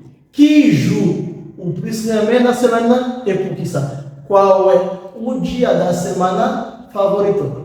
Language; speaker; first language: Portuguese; non-native, fluent; Haitian Creole